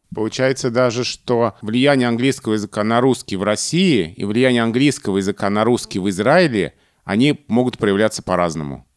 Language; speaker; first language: Russian; native; Russian